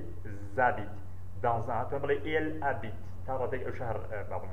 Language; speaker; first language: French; non-native, learner; Central Kurdish